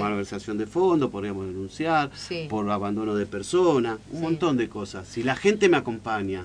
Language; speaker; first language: Spanish; native; Spanish